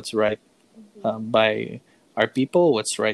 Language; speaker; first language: English; non-native, local second language; Filipino